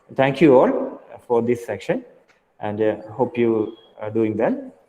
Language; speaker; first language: English; non-native, local second language; Malayalam